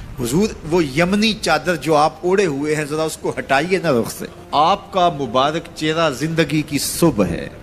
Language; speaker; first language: Urdu; non-native, local second language; Punjabi